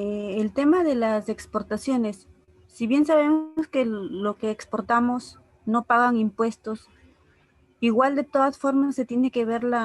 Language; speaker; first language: Spanish; native; Spanish